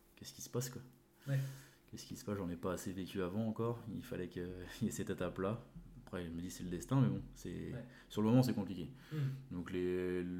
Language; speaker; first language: French; native; French